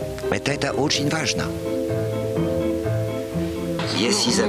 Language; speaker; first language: Russian; non-native, learner; French